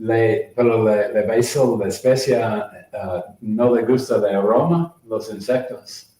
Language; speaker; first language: Spanish; non-native, learner; English